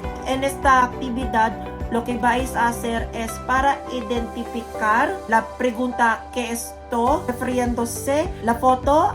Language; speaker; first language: Spanish; non-native, learner; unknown